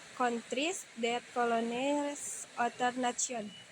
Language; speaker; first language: English; non-native, learner; Indonesian